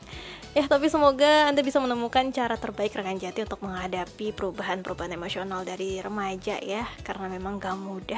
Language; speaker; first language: Indonesian; native; Indonesian